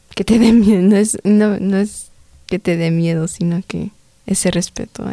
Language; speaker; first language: Spanish; early bilingual, heritage; Spanish